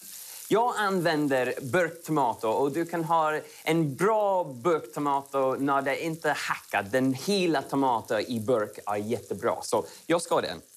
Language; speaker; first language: Swedish; non-native, learner; English